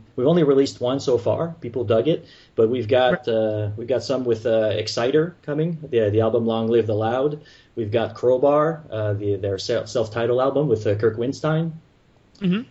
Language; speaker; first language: English; non-native, fluent; French